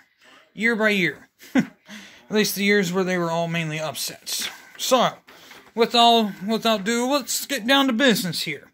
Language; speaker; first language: English; native; English